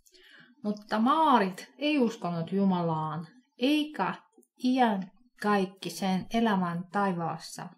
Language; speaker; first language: Finnish; non-native, fluent; Russian